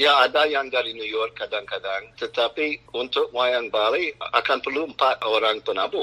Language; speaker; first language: Indonesian; non-native, fluent; English